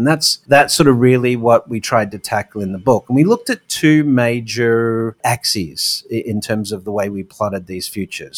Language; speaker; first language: English; native; English